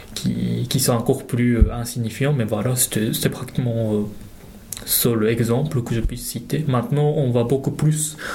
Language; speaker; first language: French; non-native, fluent; Japanese